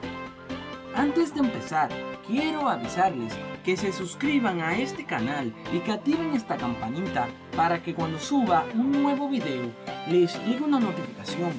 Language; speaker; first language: Spanish; native; Spanish